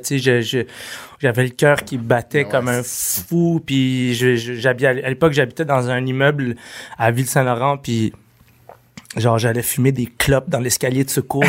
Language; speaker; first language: French; early bilingual, other home language; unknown